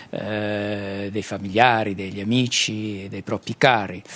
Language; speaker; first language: Italian; non-native, fluent; Arabic